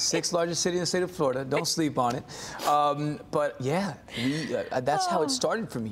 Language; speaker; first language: English; early bilingual, other home language; Spanish